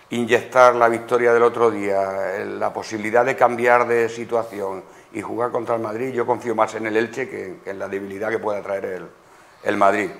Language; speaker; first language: Spanish; native; Spanish